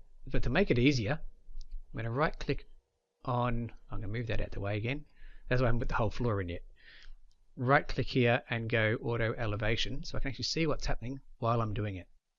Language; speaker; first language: English; native; English